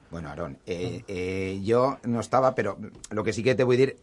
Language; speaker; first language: Spanish; non-native, local second language; Catalan